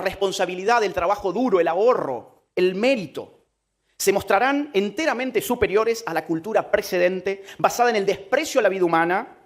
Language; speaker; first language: Spanish; native; Spanish